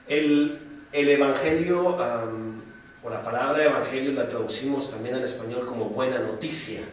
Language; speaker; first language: Spanish; native; Spanish